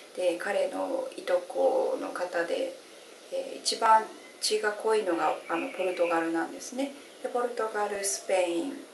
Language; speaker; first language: Japanese; native; Japanese